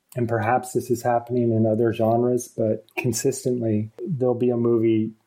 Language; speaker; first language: English; native; English